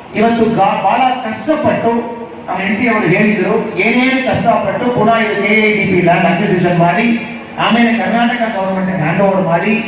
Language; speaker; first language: Kannada; non-native, local second language; Tamil